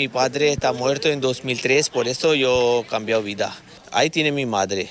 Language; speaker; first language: Spanish; non-native, learner; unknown